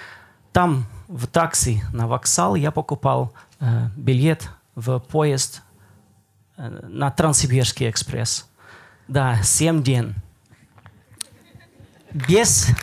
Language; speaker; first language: Russian; non-native, learner; Dutch